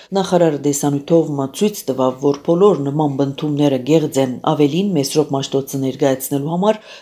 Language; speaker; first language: Armenian; early bilingual, heritage; Armenian